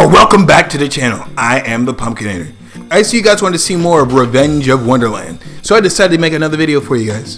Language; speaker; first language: English; native; English